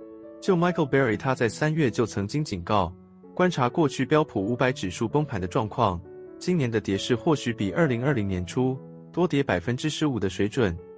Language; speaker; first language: Chinese; native; Chinese